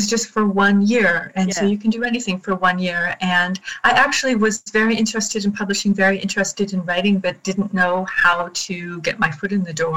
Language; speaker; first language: English; native; English